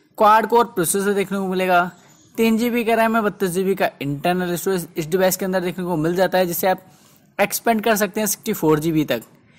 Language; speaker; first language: Hindi; native; Hindi